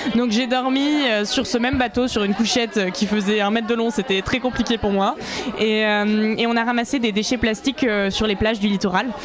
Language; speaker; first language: French; native; French